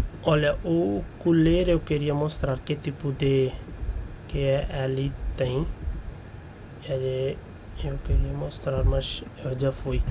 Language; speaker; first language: Portuguese; non-native, learner; Hindi